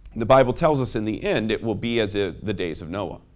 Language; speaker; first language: English; native; English